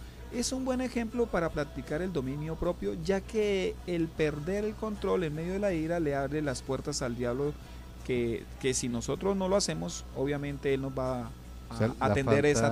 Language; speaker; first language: Spanish; native; Spanish